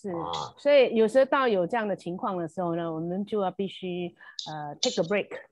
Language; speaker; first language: Chinese; native; Chinese